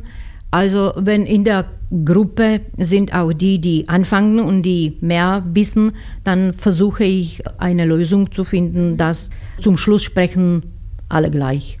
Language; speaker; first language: German; non-native, fluent; Slovak